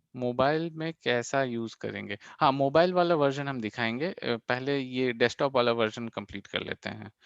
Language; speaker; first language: Hindi; non-native, local second language; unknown